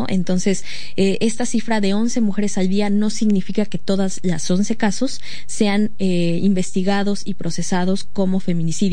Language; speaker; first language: Spanish; native; Spanish